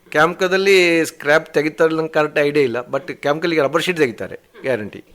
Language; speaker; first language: Kannada; native; Kannada